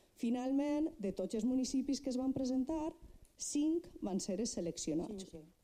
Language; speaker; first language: Catalan; non-native, local second language; Spanish